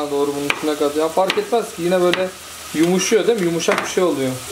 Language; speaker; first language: Turkish; native; Turkish